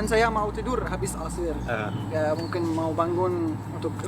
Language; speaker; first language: Indonesian; non-native, fluent; Arabic